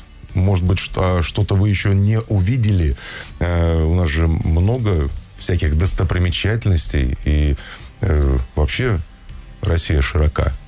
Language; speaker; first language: Russian; native; Russian